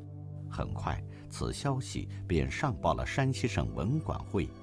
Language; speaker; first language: Chinese; native; Chinese